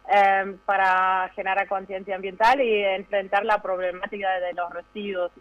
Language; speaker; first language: Spanish; non-native, fluent; German